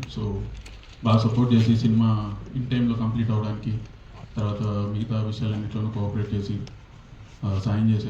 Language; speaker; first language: Telugu; native; Telugu